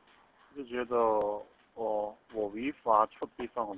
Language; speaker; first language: Chinese; non-native, fluent; Korean